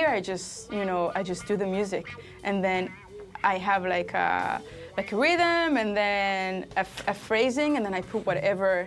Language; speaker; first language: English; non-native, fluent; Hebrew